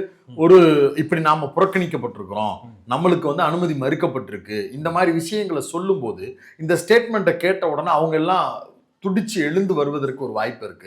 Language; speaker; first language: Tamil; native; Tamil